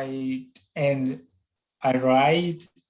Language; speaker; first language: English; non-native, learner; Spanish